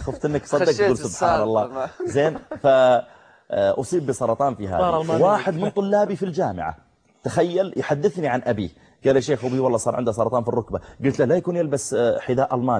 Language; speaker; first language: Arabic; native; Arabic